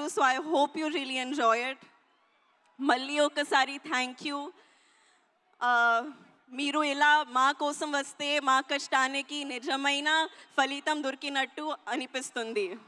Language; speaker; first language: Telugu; non-native, learner; Hindi